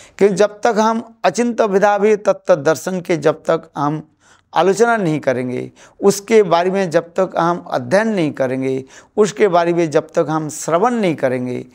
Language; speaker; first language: Hindi; non-native, local second language; Bangla